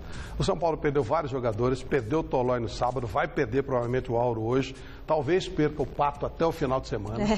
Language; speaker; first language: Portuguese; native; Portuguese